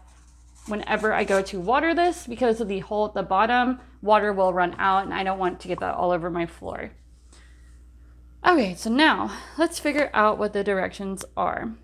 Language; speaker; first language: English; native; English